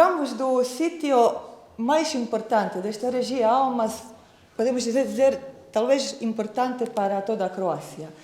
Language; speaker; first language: Portuguese; non-native, fluent; Croatian